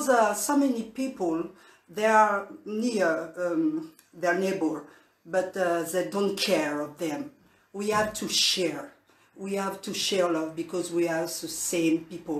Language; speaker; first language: English; non-native, learner; French